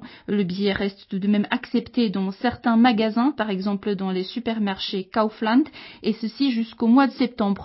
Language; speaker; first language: French; native; French